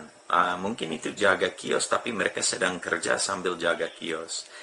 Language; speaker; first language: Indonesian; non-native, fluent; English